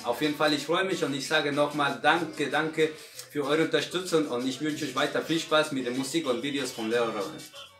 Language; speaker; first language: German; non-native, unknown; Spanish